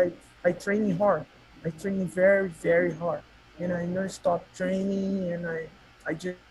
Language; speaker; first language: English; non-native, learner; Portuguese